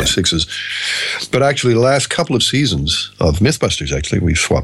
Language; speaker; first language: English; native; English